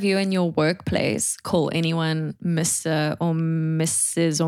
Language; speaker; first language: English; native; English